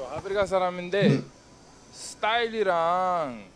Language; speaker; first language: Korean; non-native, learner; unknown